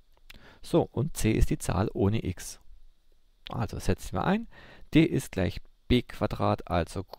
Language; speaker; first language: German; native; German